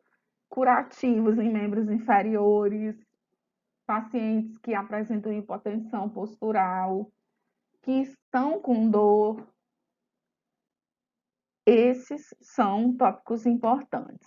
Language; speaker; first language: Portuguese; native; Portuguese